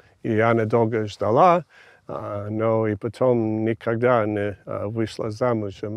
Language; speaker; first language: Russian; non-native, fluent; English